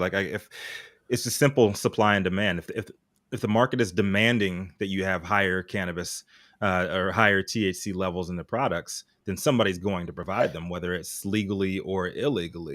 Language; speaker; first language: English; native; English